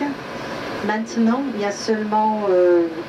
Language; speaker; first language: French; non-native, fluent; English